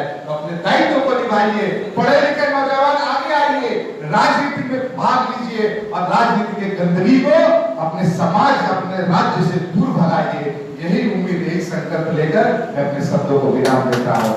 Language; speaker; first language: Hindi; native; Hindi